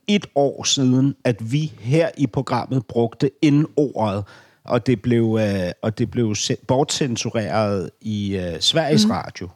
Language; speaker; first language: Danish; native; Danish